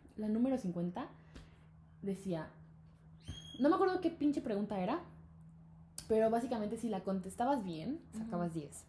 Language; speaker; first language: Spanish; native; Spanish